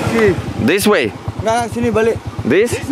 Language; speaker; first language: English; non-native, learner; Russian